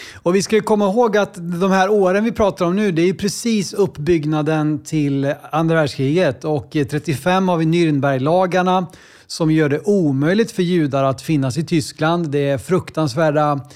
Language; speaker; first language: Swedish; native; Swedish